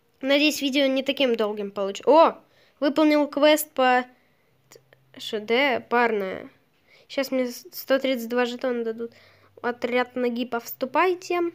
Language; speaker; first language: Russian; native; Russian